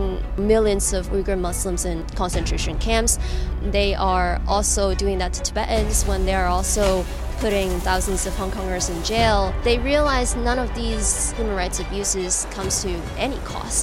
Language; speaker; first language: English; non-native, local second language; Cantonese